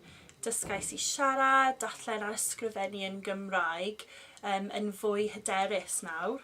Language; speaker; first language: Welsh; non-native, local second language; English